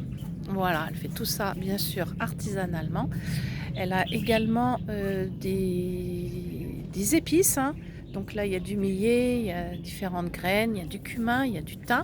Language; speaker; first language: French; native; French